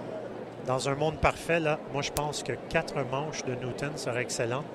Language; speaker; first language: French; native; French